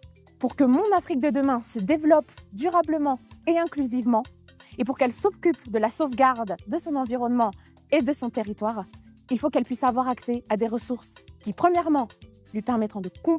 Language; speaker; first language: French; non-native, local second language; Malagasy